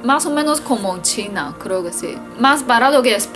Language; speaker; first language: Spanish; non-native, fluent; Chinese